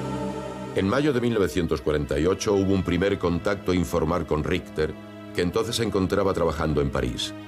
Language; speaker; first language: Spanish; native; Spanish